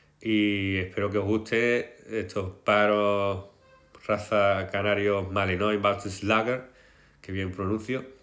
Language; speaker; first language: Spanish; native; Spanish